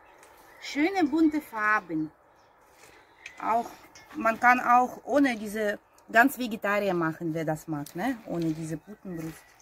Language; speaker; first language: German; non-native, fluent; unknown